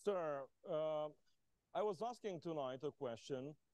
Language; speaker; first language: English; non-native, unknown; Romanian